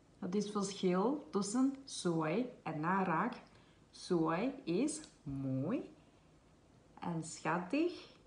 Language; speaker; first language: Dutch; non-native, learner; Thai